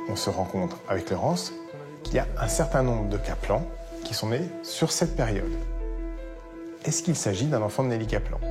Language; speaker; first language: French; native; French